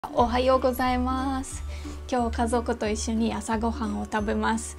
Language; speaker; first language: Japanese; non-native, fluent; Russian